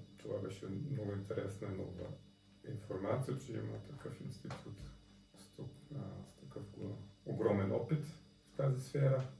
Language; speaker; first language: Bulgarian; non-native, fluent; German